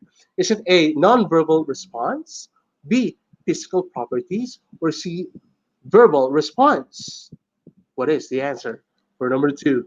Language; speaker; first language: English; non-native, local second language; Filipino